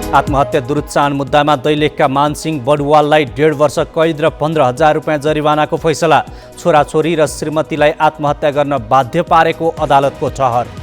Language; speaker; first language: Nepali; native; Nepali